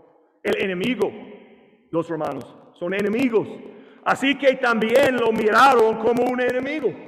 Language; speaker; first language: Spanish; non-native, learner; English